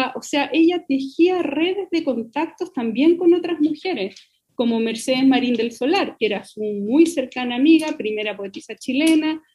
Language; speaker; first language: Spanish; native; Spanish